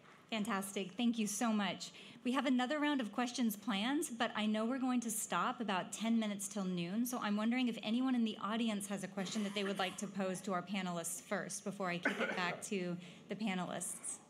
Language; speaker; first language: English; native; English